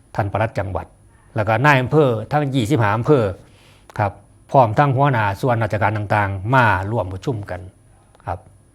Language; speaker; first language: Thai; non-native, local second language; Northeastern Thai